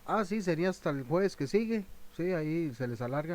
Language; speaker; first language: Spanish; native; Spanish